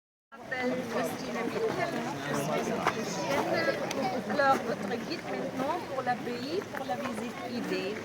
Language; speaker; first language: French; non-native, fluent; German